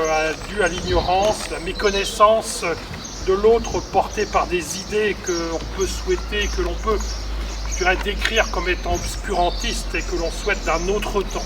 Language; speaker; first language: French; native; French